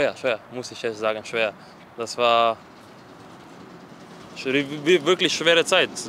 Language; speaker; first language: German; non-native, fluent; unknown